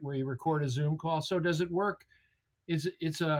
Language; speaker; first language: English; native; English